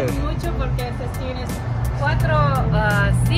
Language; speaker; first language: Spanish; non-native, learner; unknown